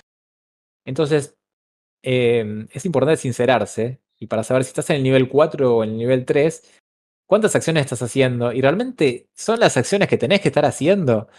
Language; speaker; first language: Spanish; native; Spanish